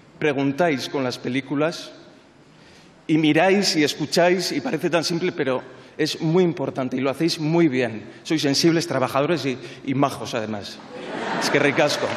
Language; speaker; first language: Spanish; non-native, local second language; Basque